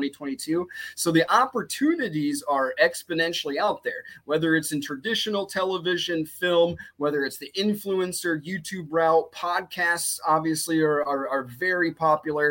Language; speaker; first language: English; native; English